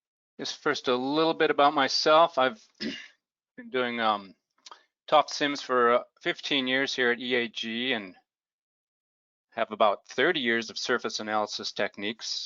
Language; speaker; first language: English; native; English